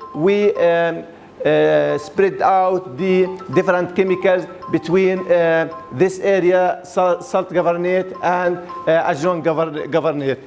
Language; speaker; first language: English; non-native, fluent; Arabic